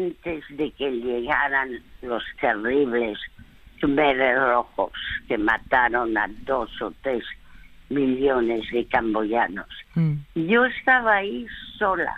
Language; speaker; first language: Spanish; early bilingual, other home language; French